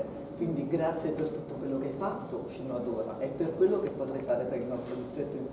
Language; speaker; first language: Italian; native; Italian